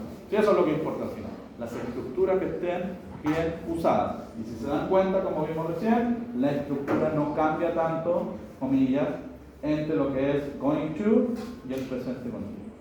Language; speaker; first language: Spanish; native; Spanish